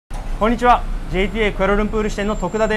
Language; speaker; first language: Japanese; native; Japanese